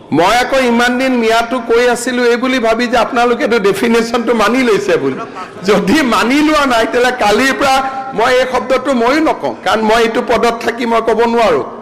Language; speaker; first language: Assamese; native; Assamese